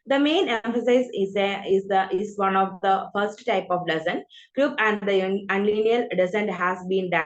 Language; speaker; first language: English; non-native, local second language; Malayalam